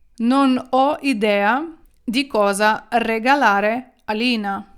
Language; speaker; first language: Italian; non-native, fluent; Ukrainian